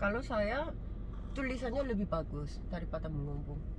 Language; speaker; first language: Indonesian; non-native, learner; Korean